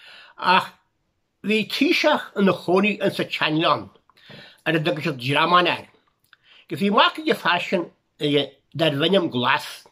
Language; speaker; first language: Irish; native; Irish